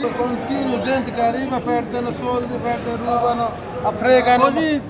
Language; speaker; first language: Italian; non-native, learner; Bangla